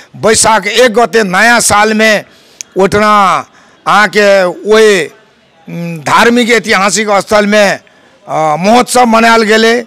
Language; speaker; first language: Maithili; non-native, local second language; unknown